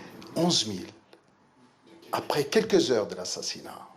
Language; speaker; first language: French; non-native, local second language; Arabic